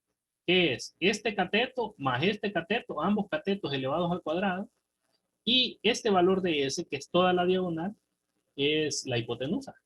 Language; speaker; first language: Spanish; native; Spanish